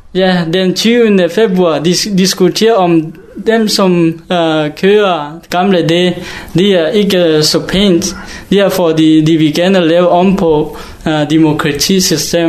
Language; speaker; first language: Danish; non-native, learner; Hakha Chin